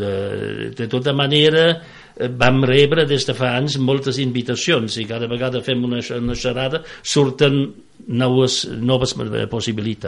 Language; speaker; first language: Catalan; non-native, fluent; French